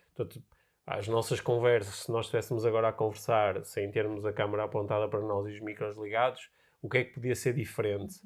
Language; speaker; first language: Portuguese; native; Portuguese